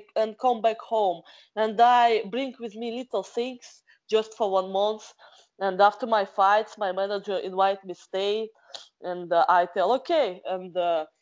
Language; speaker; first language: English; non-native, learner; Kazakh